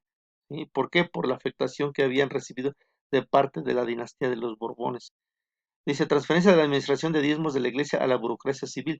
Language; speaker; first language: Spanish; native; Spanish